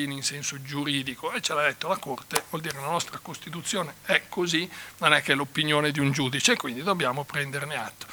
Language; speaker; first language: Italian; native; Italian